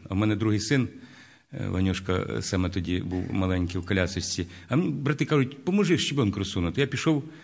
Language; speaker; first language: Ukrainian; native; Ukrainian